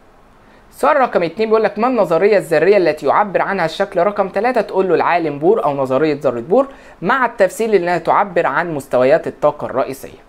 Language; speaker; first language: Arabic; native; Arabic